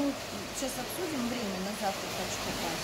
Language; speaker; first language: Russian; native; Russian